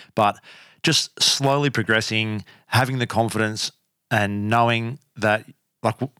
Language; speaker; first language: English; native; English